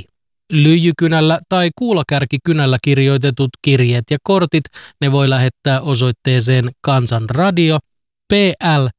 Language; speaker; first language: Finnish; native; Finnish